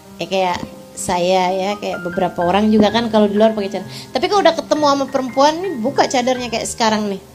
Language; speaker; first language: Indonesian; native; Indonesian